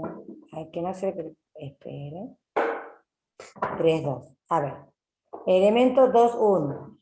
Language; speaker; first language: Spanish; native; Spanish